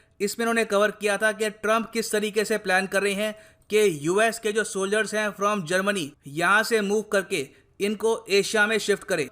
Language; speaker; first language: Hindi; native; Hindi